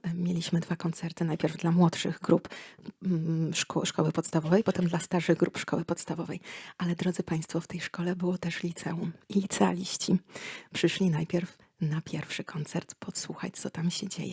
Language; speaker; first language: Polish; native; Polish